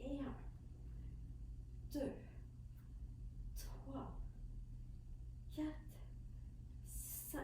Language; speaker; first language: French; native; French